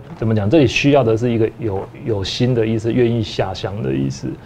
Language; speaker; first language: Chinese; native; Chinese